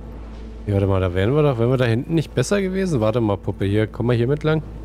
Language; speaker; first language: German; native; German